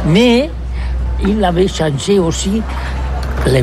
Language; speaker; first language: French; non-native, learner; Catalan